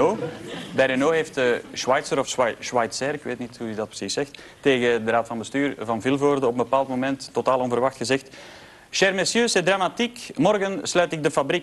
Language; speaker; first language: Dutch; native; Dutch